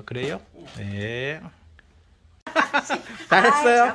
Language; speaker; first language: Korean; native; Korean